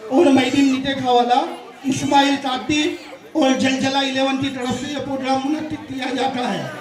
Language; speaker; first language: Hindi; non-native, local second language; Gujarati